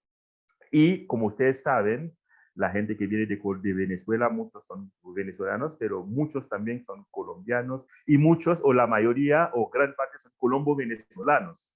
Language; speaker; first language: Spanish; non-native, fluent; Haitian Creole